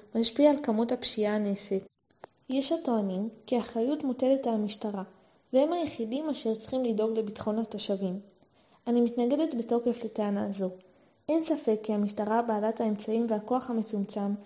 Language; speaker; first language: Hebrew; native; Hebrew